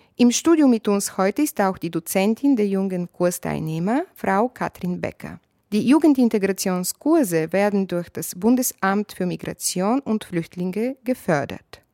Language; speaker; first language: German; native; German